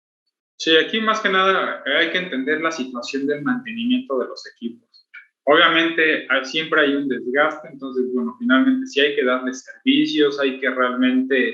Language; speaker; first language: Spanish; native; Spanish